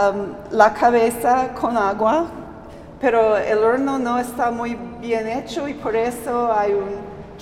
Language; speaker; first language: Spanish; non-native, fluent; English